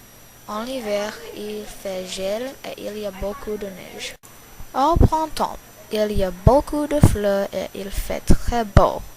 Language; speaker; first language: French; non-native, learner; English